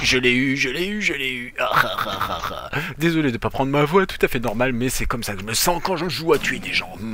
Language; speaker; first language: French; native; French